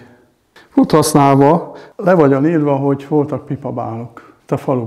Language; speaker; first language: Hungarian; native; Hungarian